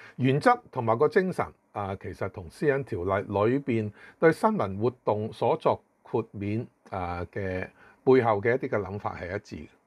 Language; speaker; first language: Cantonese; native; Cantonese